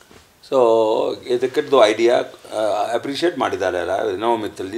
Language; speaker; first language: Kannada; non-native, learner; Hindi